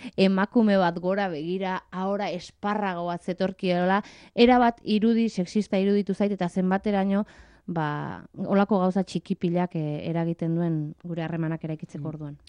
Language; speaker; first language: Basque; native; Basque